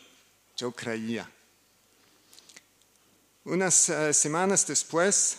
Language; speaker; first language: Spanish; non-native, learner; German